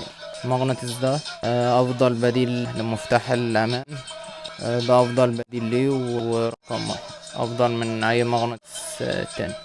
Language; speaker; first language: Arabic; native; Arabic